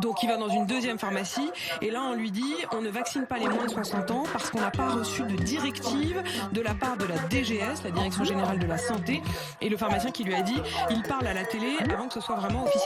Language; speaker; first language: French; native; French